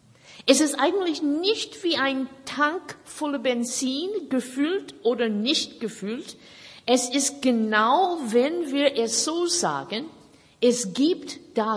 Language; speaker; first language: German; non-native, fluent; English